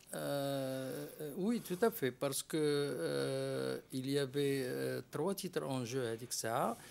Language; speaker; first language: French; non-native, local second language; Arabic